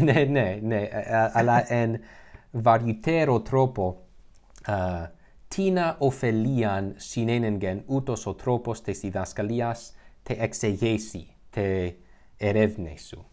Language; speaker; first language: Greek; non-native, learner; English